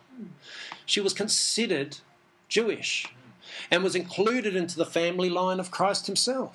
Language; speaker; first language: English; native; English